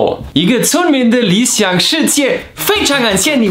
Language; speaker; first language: Chinese; non-native, fluent; German